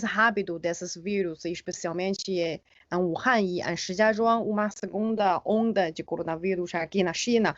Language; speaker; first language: Portuguese; non-native, fluent; Chinese